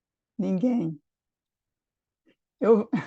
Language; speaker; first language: Portuguese; non-native, fluent; English